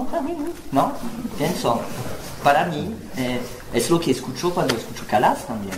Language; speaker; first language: Spanish; non-native, learner; French